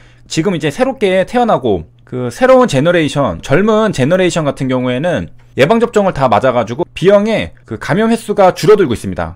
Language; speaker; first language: Korean; native; Korean